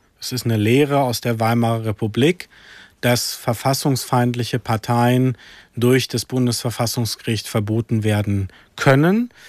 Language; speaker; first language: German; early bilingual, other home language; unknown